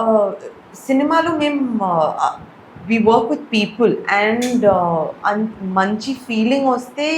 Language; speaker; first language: Telugu; non-native, local second language; Urdu